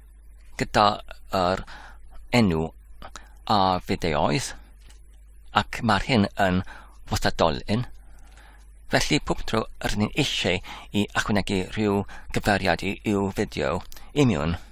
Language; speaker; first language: Welsh; non-native, learner; English